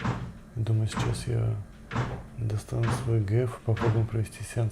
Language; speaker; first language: Russian; native; Russian